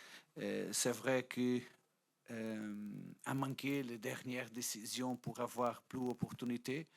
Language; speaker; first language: French; non-native, fluent; Portuguese